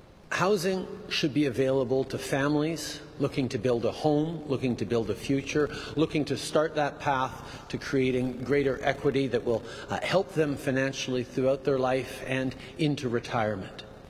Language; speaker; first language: English; early bilingual, other home language; French